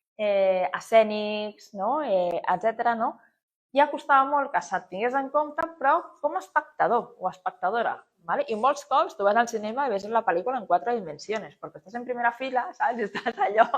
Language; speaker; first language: Catalan; non-native, local second language; Spanish